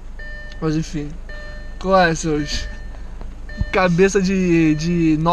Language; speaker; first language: Portuguese; native; Portuguese